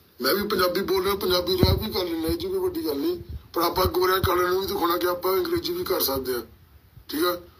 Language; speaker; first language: Punjabi; early bilingual, heritage; Punjabi